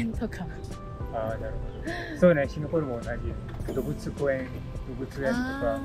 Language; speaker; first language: Japanese; non-native, learner; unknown